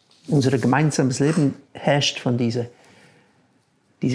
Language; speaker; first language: German; non-native, fluent; English